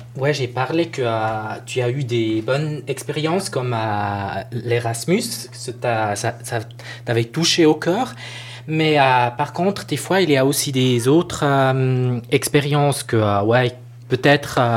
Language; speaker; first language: French; non-native, local second language; German